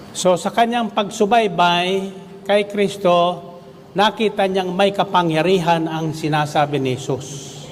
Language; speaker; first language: Filipino; native; Filipino